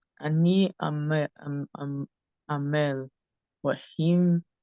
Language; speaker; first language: Hebrew; non-native, learner; English